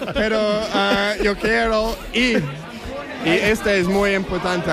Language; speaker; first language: Spanish; non-native, learner; English